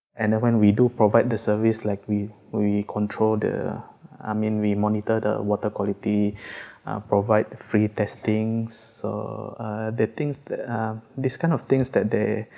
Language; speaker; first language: English; non-native, local second language; Malay